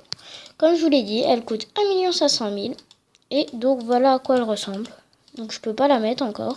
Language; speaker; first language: French; native; French